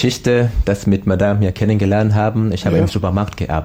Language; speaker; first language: German; non-native, learner; Swahili